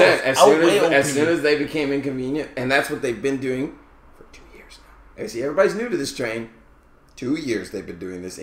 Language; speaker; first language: English; native; English